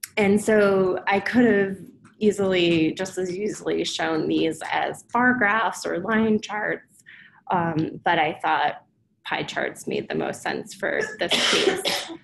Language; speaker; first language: English; native; English